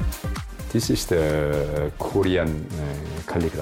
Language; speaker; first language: English; non-native, learner; Korean